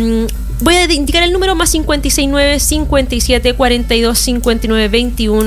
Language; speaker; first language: Spanish; native; Spanish